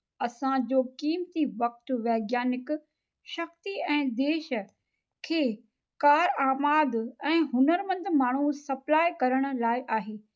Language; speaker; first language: Sindhi; native; Sindhi